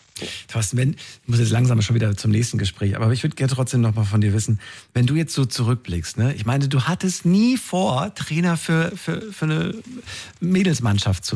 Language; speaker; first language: German; native; German